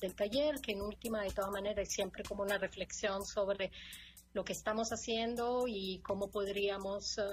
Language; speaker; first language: Spanish; non-native, fluent; Italian